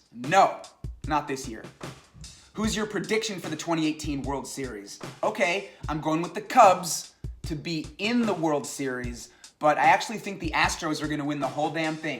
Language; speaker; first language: English; native; English